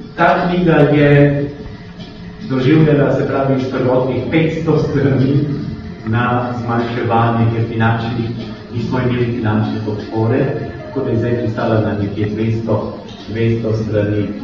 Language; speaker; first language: Slovenian; non-native, local second language; Romany